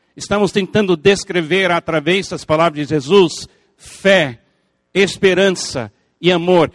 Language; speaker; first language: Portuguese; non-native, fluent; English